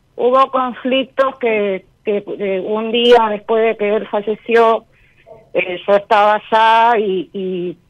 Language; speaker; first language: Spanish; native; Spanish